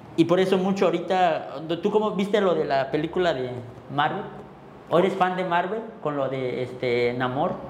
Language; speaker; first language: Spanish; non-native, local second language; Tzotzil